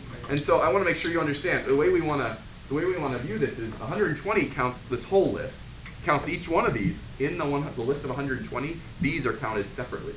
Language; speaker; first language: English; native; English